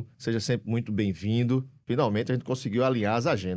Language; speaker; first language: Portuguese; native; Portuguese